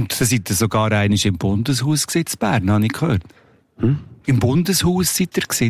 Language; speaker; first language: German; native; German